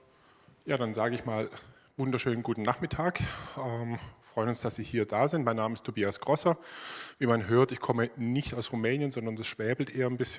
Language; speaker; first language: German; native; German